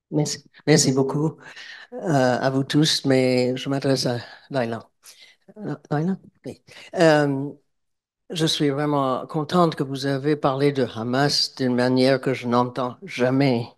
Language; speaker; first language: French; non-native, fluent; English